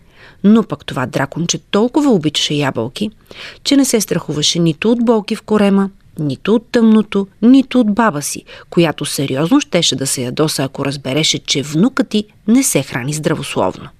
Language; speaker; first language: Bulgarian; native; Bulgarian